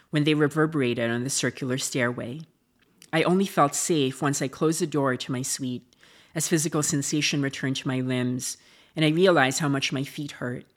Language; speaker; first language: English; non-native, local second language; Filipino